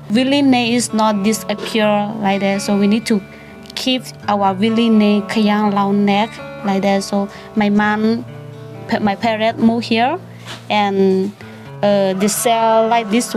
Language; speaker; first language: English; non-native, learner; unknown